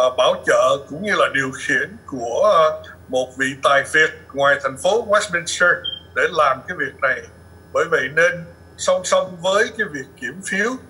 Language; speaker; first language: Vietnamese; early bilingual, other home language; English